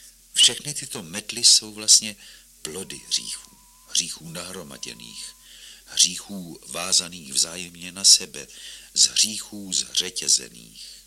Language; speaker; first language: Czech; native; Czech